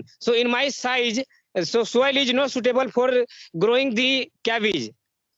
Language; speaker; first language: English; non-native, learner; Hindi